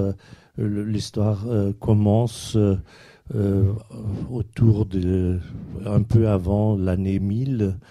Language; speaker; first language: French; non-native, fluent; German